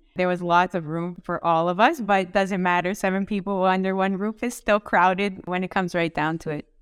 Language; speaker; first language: English; native; English